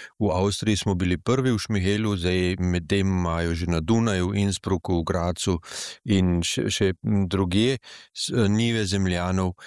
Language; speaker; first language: Slovenian; native; Slovenian